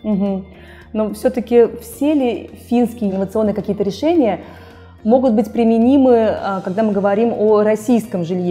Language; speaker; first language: Russian; native; Russian